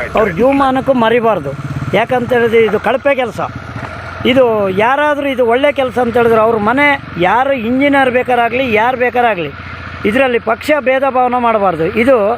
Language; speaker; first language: Kannada; non-native, local second language; Tulu